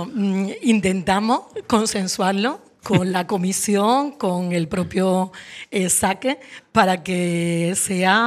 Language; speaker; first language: Spanish; native; Spanish